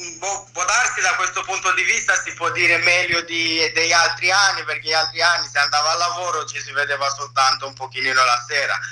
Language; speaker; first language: Italian; non-native, fluent; Romanian